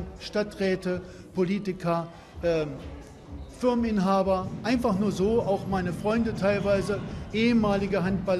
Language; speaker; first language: German; native; German